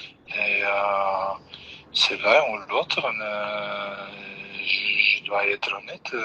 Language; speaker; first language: French; non-native, fluent; Dutch